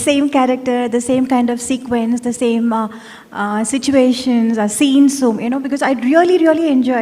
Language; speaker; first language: Telugu; non-native, fluent; Tamil